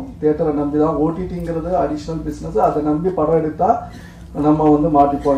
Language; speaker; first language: Tamil; native; Tamil